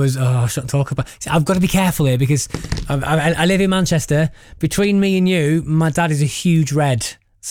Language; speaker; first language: English; native; English